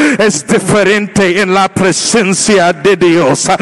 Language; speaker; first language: Spanish; non-native, learner; English